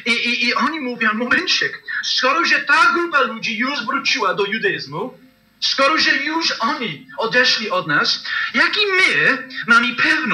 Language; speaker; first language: Polish; non-native, fluent; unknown